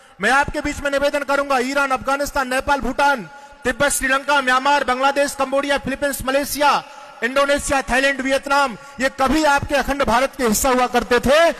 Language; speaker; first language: Hindi; native; Hindi